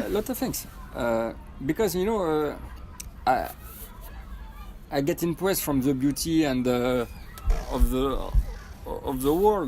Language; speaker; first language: English; non-native, fluent; French